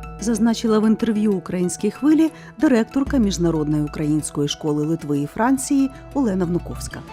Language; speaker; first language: Ukrainian; native; Ukrainian